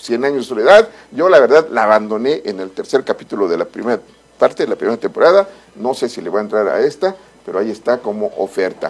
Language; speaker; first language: Spanish; native; Spanish